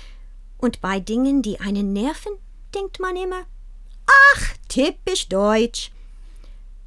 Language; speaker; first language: German; non-native, fluent; English